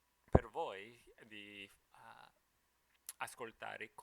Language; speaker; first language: Italian; non-native, fluent; English